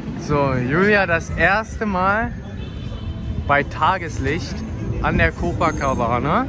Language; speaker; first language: German; native; German